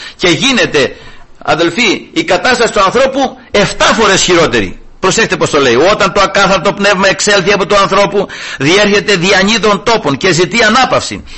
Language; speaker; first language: Greek; early bilingual, heritage; Greek